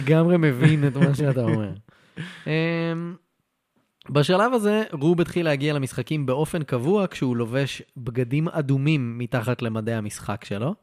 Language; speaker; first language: Hebrew; native; Hebrew